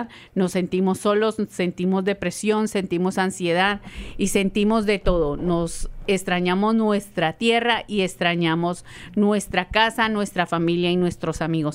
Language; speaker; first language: Spanish; native; Spanish